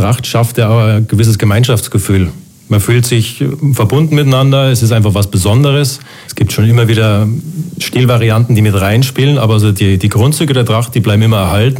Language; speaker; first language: German; native; German